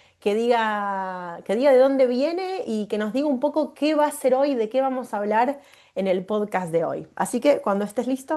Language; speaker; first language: Spanish; native; Spanish